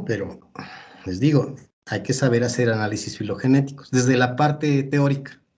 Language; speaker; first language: Spanish; native; Spanish